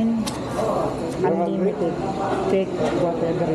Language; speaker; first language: English; non-native, local second language; Filipino